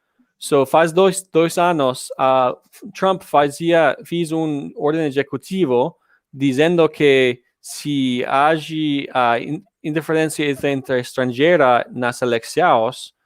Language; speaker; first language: Portuguese; non-native, learner; English